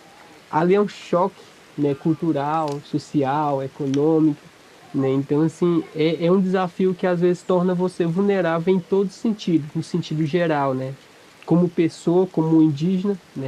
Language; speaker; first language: Portuguese; non-native, local second language; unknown